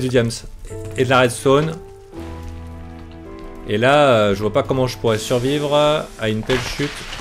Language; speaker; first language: French; native; French